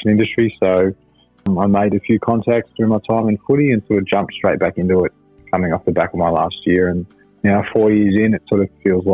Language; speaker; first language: English; native; English